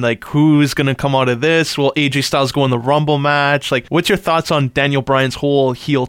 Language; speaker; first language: English; native; English